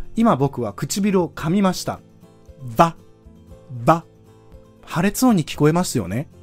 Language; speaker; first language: Japanese; native; Japanese